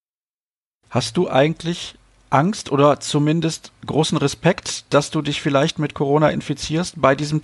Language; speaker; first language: German; native; German